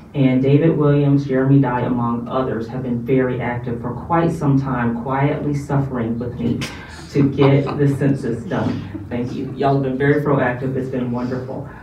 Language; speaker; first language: English; native; English